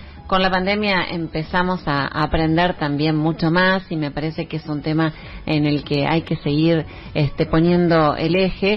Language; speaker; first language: Spanish; native; Spanish